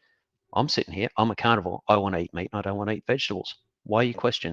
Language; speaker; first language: English; native; English